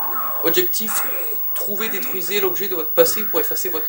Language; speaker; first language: French; native; French